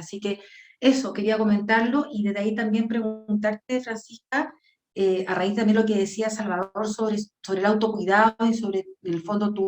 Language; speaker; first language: Spanish; native; Spanish